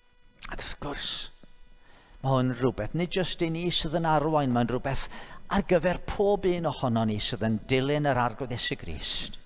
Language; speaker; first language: Welsh; native; Welsh